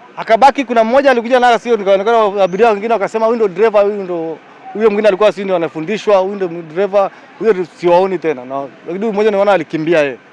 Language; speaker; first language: Swahili; native; Swahili